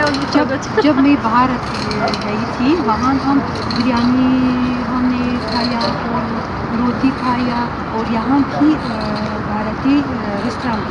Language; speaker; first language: Hindi; non-native, learner; Tajik